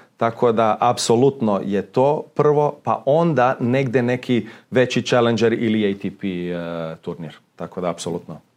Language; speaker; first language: Serbian; early bilingual, heritage; Serbian